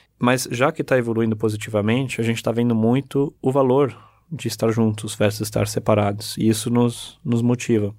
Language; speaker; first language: Portuguese; early bilingual, other home language; German